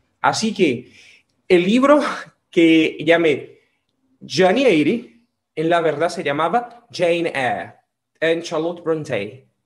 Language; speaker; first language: Spanish; non-native, fluent; Portuguese